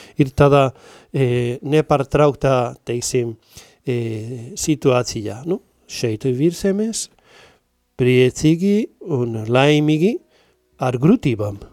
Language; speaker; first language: Latvian; non-native, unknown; Spanish